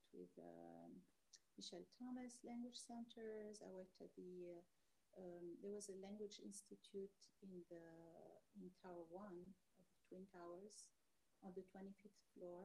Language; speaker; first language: English; non-native, fluent; Arabic